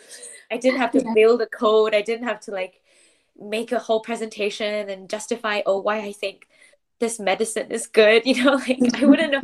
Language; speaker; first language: English; non-native, local second language; Chinese